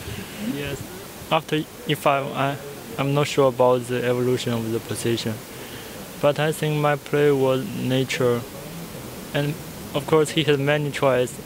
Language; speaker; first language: English; non-native, learner; Chinese